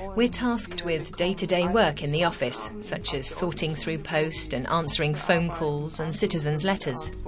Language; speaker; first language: English; non-native, fluent; Turkish